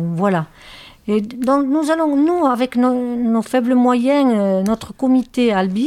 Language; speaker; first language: French; native; French